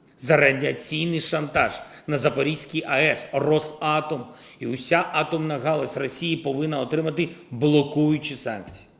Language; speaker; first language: Ukrainian; non-native, local second language; Russian